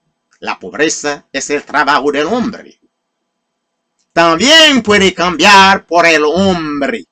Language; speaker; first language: Spanish; non-native, fluent; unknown